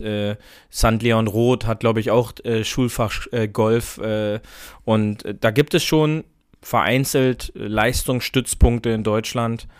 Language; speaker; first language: German; native; German